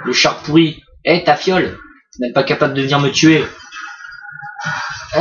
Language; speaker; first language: French; native; French